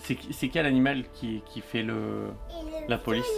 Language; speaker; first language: French; native; French